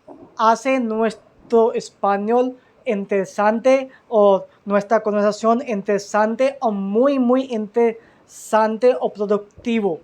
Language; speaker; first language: Spanish; non-native, learner; Hindi